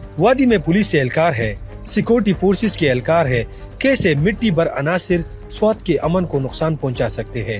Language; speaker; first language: Urdu; non-native, local second language; Pashto